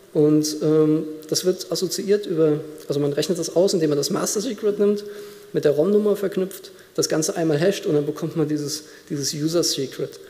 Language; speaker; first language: German; native; German